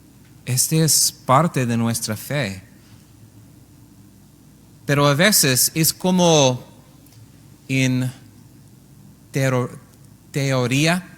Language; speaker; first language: Spanish; non-native, learner; English